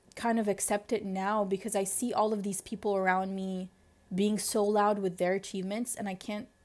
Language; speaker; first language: English; non-native, fluent; Arabic